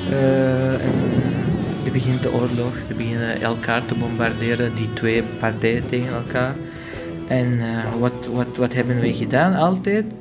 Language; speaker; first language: Dutch; non-native, learner; Arabic